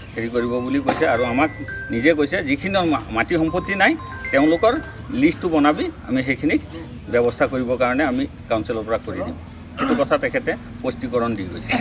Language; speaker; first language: Assamese; non-native, local second language; Bangla